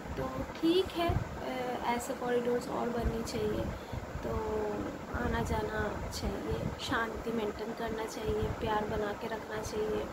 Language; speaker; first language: Hindi; non-native, local second language; Bangla